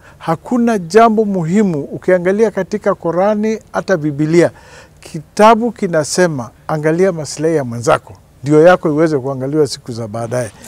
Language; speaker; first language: Swahili; non-native, local second language; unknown